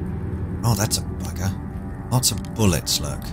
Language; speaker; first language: English; native; English